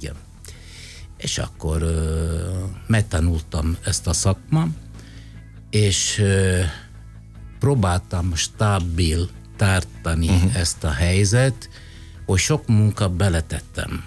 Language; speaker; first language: Hungarian; non-native, fluent; Italian